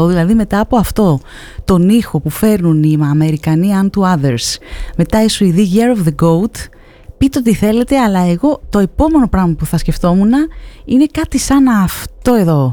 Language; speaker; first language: Greek; native; Greek